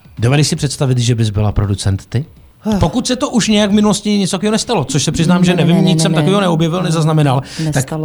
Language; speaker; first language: Czech; native; Czech